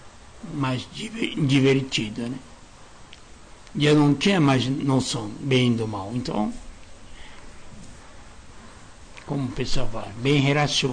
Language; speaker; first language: Portuguese; non-native, learner; Japanese